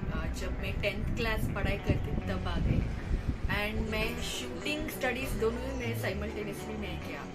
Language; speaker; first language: Hindi; non-native, local second language; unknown